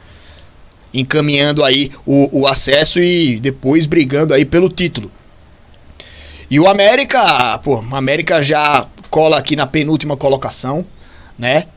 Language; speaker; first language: Portuguese; native; Portuguese